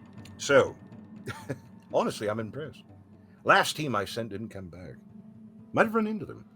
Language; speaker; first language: English; native; English